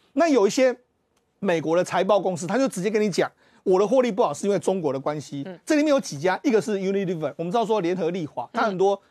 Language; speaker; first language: Chinese; native; Chinese